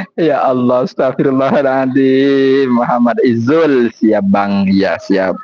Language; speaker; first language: Indonesian; non-native, local second language; Madurese